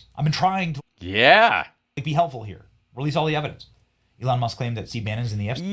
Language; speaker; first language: English; native; English